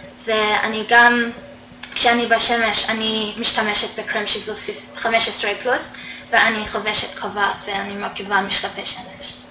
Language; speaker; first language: Hebrew; non-native, fluent; English